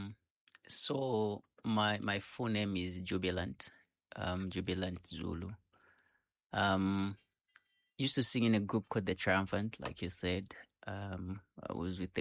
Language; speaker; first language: English; non-native, local second language; Bemba